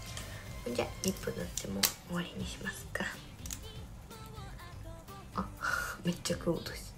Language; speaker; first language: Japanese; native; Japanese